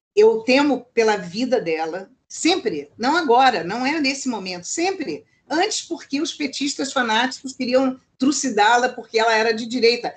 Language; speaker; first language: Portuguese; native; Portuguese